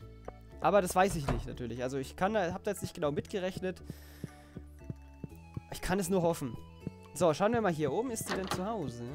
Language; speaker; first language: German; native; German